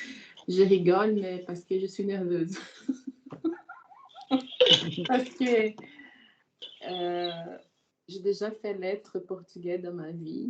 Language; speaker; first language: French; non-native, fluent; Portuguese